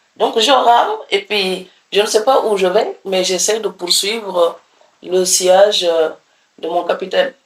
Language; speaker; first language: French; non-native, local second language; Serer